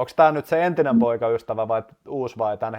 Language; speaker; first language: Finnish; native; Finnish